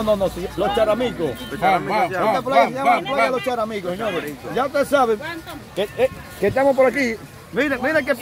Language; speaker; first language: Spanish; native; Spanish